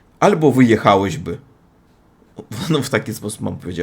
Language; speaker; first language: Polish; non-native, learner; Russian